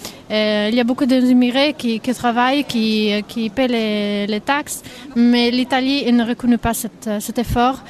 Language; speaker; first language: French; non-native, fluent; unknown